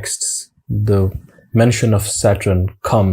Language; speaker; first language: English; non-native, local second language; Urdu